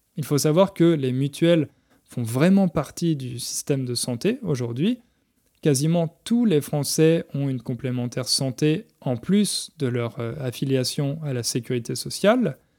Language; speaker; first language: French; native; French